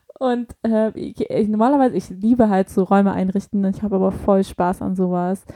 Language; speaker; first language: German; early bilingual, other home language; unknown